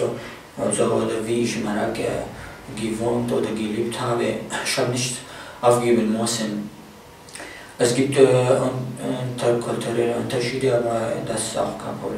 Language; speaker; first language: German; non-native, fluent; Arabic